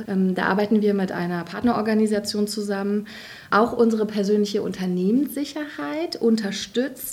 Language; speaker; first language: German; native; German